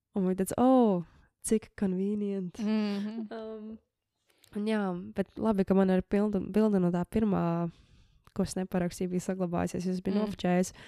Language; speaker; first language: Latvian; early bilingual, heritage; Latvian